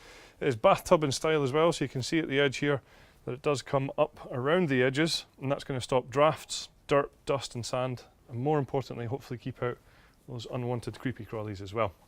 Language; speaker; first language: English; native; English